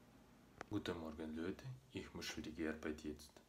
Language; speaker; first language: German; non-native, learner; Russian